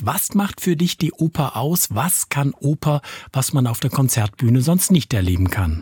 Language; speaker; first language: German; native; German